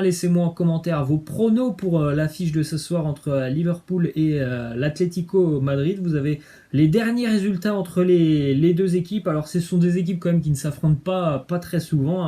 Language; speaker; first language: French; native; French